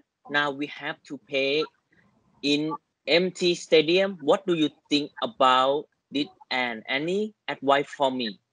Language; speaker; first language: English; non-native, learner; Thai